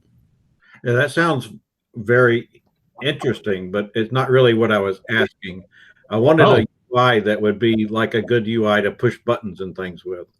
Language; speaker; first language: English; native; English